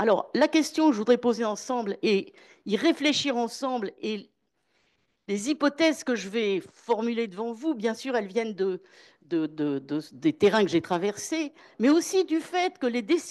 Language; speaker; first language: French; native; French